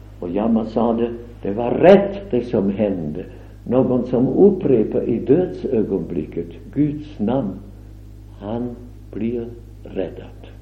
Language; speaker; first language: Swedish; non-native, fluent; German